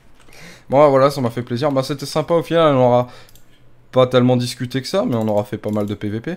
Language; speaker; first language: French; native; French